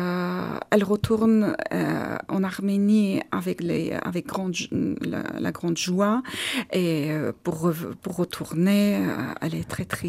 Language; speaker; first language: French; non-native, learner; Armenian